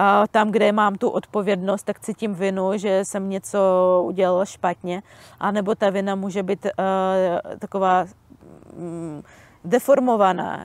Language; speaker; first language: Czech; non-native, fluent; Russian